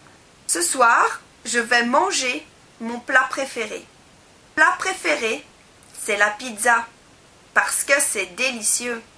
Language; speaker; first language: French; non-native, learner; English